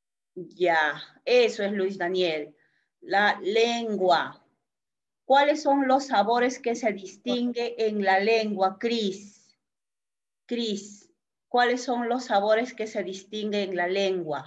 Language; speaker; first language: Spanish; native; Spanish